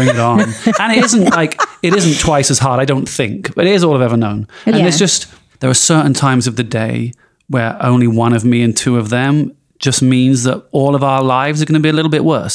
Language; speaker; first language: English; native; English